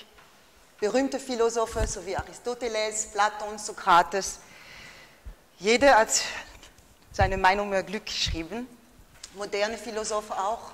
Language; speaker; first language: German; non-native, fluent; French